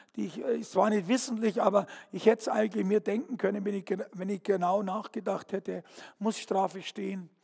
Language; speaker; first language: German; native; German